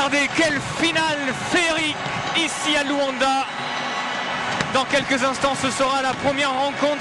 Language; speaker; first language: French; native; French